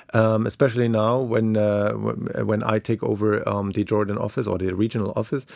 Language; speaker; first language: English; non-native, fluent; German